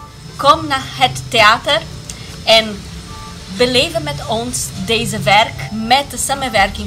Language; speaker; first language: Dutch; non-native, fluent; Portuguese